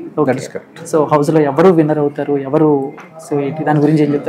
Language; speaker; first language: Telugu; native; Telugu